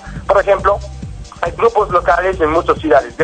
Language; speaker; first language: Spanish; non-native, learner; English